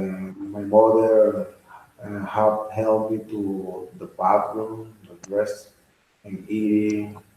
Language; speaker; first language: English; non-native, learner; Spanish